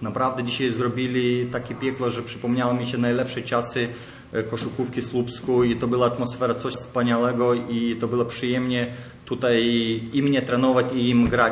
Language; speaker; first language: Polish; non-native, fluent; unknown